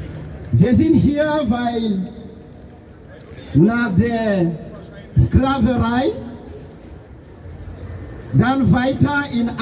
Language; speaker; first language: German; non-native, fluent; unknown